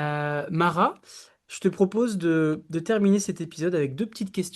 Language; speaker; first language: French; native; French